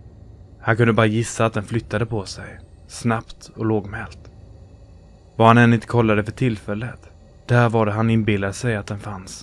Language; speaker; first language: Swedish; native; Swedish